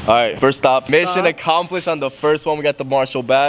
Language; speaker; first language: English; early bilingual, other home language; Spanish